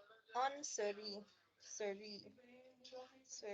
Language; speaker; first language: French; non-native, learner; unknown